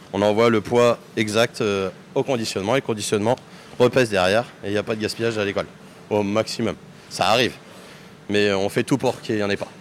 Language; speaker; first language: French; native; French